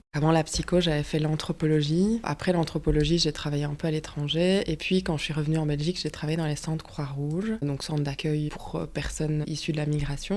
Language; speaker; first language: French; native; French